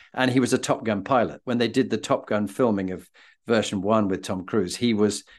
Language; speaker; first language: English; native; English